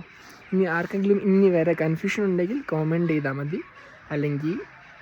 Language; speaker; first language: Malayalam; non-native, local second language; Kashmiri